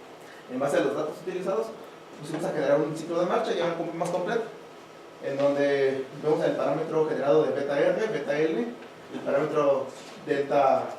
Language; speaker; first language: Spanish; native; Spanish